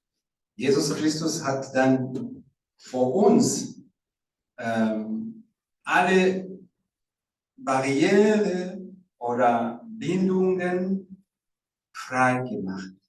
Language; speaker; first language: German; non-native, fluent; Rundi